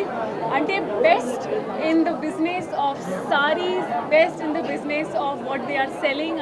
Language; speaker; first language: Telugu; non-native, local second language; Hindi